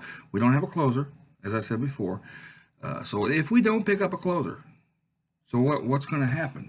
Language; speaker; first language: English; native; English